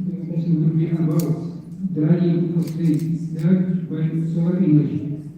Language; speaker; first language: English; non-native, fluent; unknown